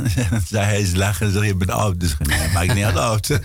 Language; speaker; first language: Dutch; non-native, learner; Persian